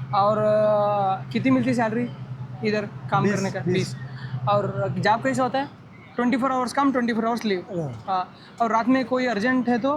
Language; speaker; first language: Hindi; non-native, local second language; Kannada